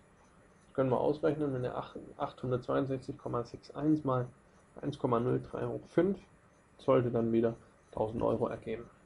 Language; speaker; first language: German; native; German